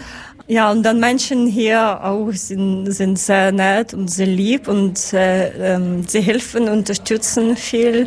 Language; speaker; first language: German; non-native, learner; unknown